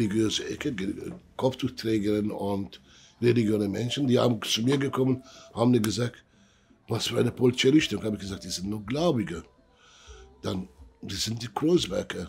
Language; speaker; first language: German; early bilingual, other home language; Turkish